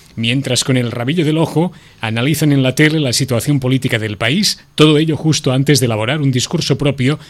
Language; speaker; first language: Spanish; non-native, local second language; Catalan